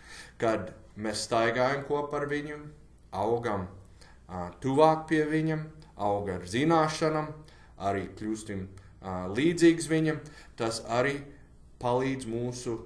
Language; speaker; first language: Latvian; non-native, learner; English